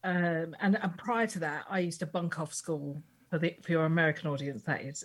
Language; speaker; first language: English; native; English